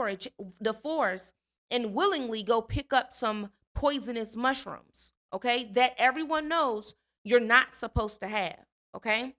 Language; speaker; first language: English; native; English